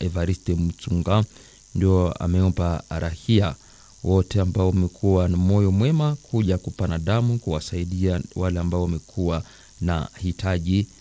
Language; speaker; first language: Swahili; non-native, local second language; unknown